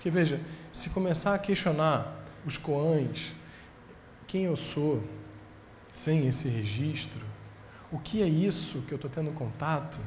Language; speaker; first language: Portuguese; native; Portuguese